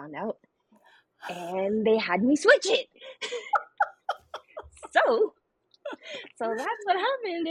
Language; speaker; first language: English; non-native, local second language; Filipino